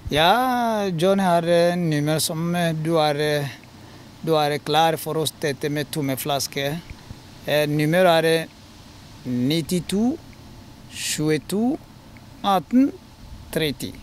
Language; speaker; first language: Norwegian; non-native, learner; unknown